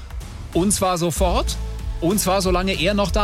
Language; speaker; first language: German; native; German